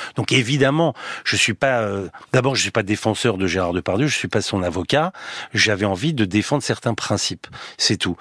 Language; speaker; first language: French; native; French